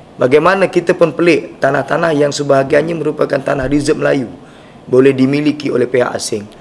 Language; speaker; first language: Malay; native; Malay